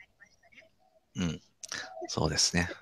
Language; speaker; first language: Japanese; non-native, fluent; English